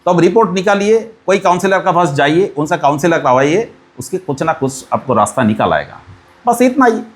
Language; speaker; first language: Hindi; non-native, local second language; Bangla